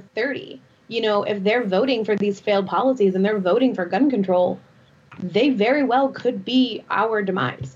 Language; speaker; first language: English; native; English